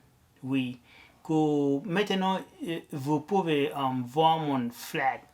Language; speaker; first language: French; non-native, learner; Arabic